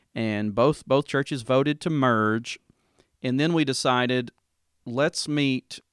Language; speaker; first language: English; native; English